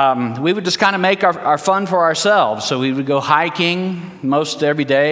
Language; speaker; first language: English; early bilingual, heritage; English